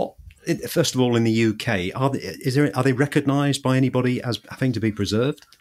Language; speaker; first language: English; native; English